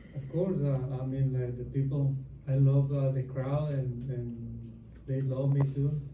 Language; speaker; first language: English; non-native, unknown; Spanish